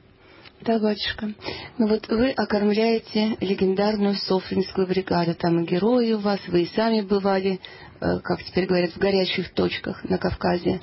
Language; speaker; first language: Russian; native; Russian